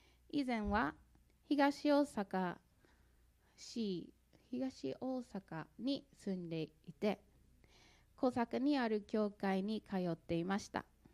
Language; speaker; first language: Japanese; non-native, fluent; English